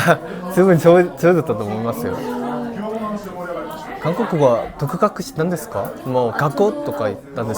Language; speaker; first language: Japanese; non-native, fluent; Korean